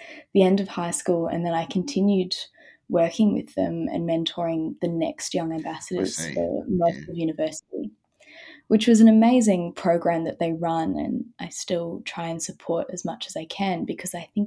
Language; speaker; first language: English; native; English